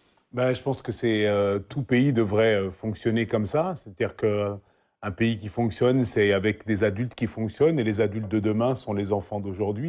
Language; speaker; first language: French; native; French